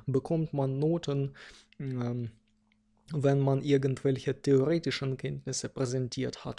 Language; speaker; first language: German; non-native, fluent; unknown